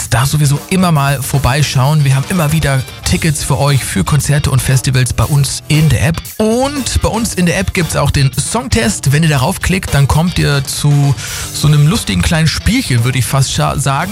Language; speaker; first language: German; native; German